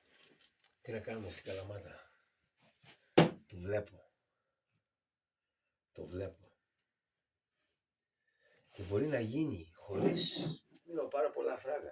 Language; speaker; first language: Greek; early bilingual, heritage; Greek